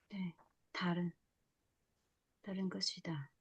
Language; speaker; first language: Korean; non-native, learner; Vietnamese